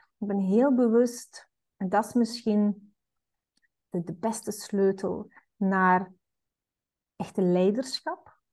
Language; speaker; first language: Dutch; non-native, fluent; Russian